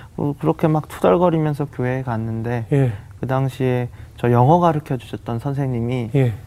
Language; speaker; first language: Korean; native; Korean